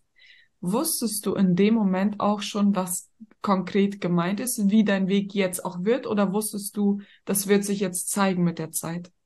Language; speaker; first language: German; native; German